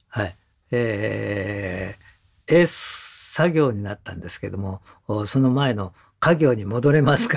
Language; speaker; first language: Japanese; native; Japanese